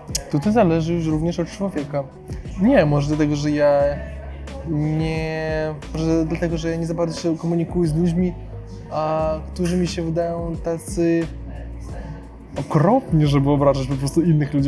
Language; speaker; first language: Polish; non-native, fluent; Russian